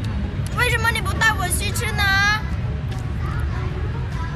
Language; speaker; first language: Chinese; non-native, fluent; Vietnamese